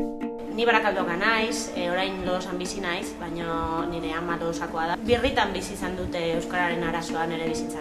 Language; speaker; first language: Basque; non-native, local second language; Spanish